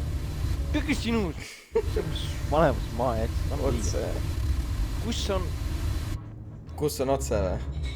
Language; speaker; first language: Estonian; native; Estonian